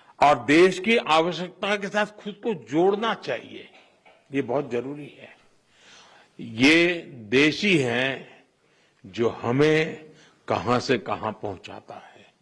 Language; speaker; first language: Hindi; non-native, local second language; Gujarati